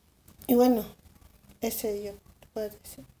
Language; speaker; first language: Spanish; non-native, local second language; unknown